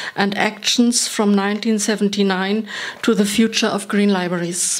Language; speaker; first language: English; non-native, fluent; German